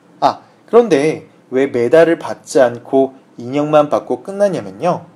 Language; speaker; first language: Korean; native; Korean